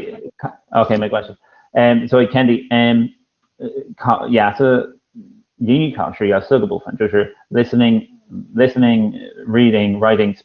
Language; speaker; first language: Chinese; non-native, fluent; English